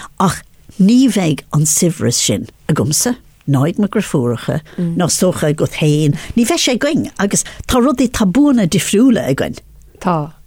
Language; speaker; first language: Irish; non-native, local second language; English